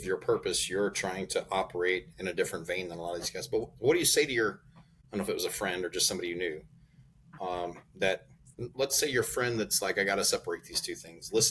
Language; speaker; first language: English; native; English